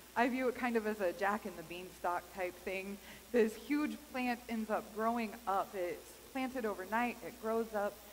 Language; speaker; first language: English; native; English